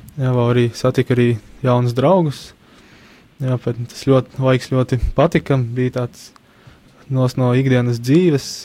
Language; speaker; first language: Latvian; native; Latvian